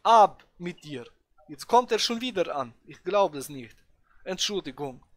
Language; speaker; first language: German; native; German